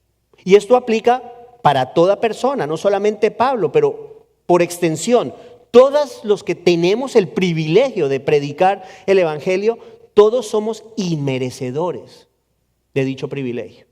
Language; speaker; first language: Spanish; native; Spanish